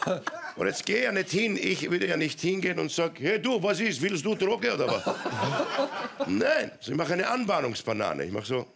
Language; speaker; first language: German; native; German